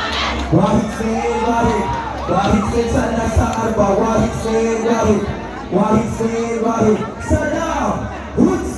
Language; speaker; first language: Arabic; non-native, learner; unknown